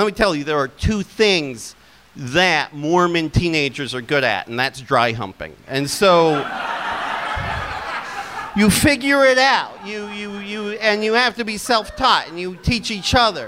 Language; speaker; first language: English; native; English